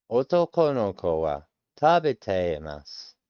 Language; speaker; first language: Japanese; non-native, learner; English